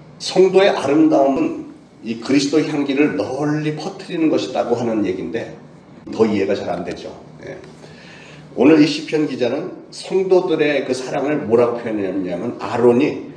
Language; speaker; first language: Korean; native; Korean